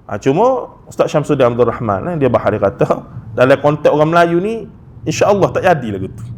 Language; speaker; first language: Malay; native; Malay